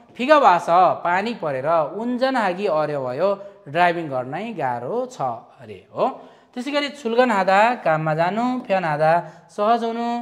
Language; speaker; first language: Nepali; native; Nepali